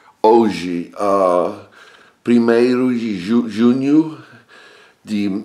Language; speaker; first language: Portuguese; non-native, learner; English